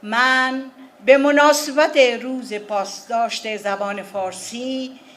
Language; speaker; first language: Persian; non-native, fluent; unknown